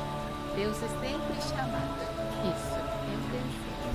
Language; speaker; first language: Portuguese; non-native, learner; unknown